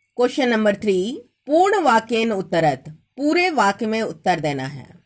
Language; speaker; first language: Hindi; native; Hindi